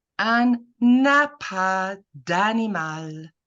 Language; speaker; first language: French; non-native, fluent; English